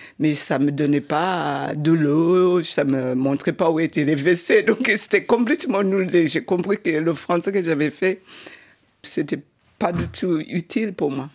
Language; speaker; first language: French; non-native, fluent; Shona